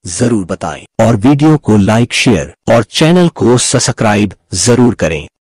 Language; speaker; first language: Hindi; native; Hindi